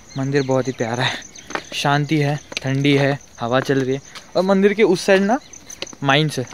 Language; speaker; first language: Hindi; non-native, local second language; Marathi